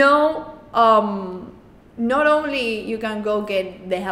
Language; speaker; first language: English; non-native, fluent; Spanish